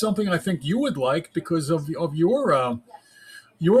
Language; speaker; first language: English; native; English